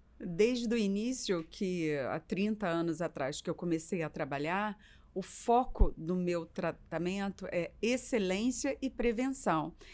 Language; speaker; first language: Portuguese; native; Portuguese